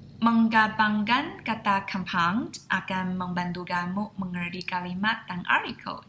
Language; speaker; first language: Indonesian; non-native, fluent; Chinese